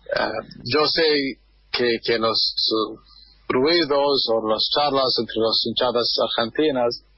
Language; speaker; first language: Spanish; non-native, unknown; Arabic